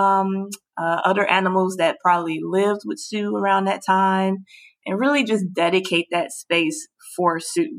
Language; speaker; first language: English; native; English